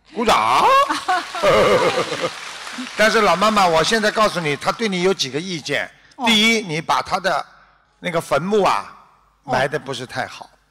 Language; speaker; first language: Chinese; native; Chinese